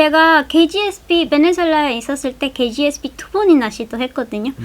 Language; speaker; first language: Korean; non-native, fluent; Spanish